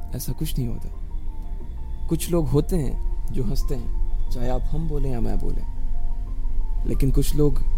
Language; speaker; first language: Hindi; native; Hindi